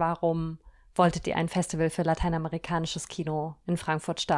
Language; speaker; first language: German; native; German